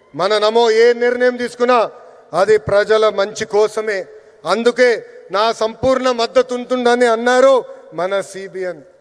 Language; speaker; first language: Telugu; native; Telugu